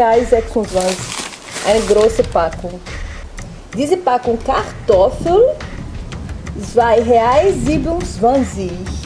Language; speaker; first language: German; non-native, learner; Portuguese